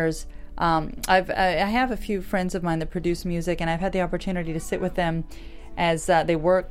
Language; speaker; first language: English; native; English